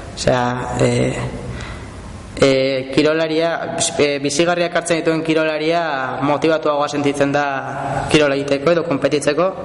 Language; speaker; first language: Basque; non-native, local second language; Spanish